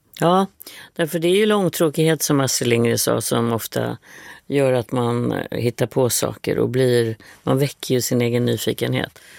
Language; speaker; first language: Swedish; native; Swedish